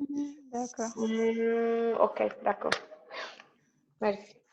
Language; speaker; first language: French; non-native, learner; Spanish